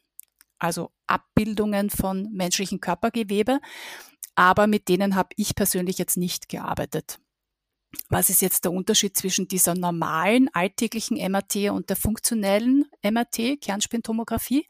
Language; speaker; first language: German; native; German